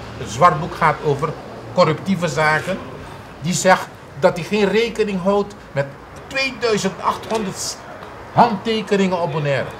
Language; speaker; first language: Dutch; non-native, local second language; Papiamento